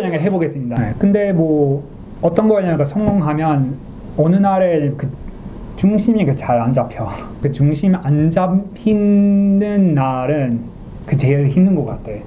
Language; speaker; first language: Korean; non-native, learner; English